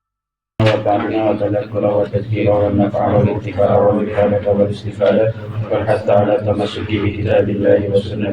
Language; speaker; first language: Arabic; non-native, fluent; Indonesian